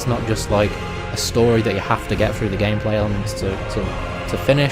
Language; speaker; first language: English; native; English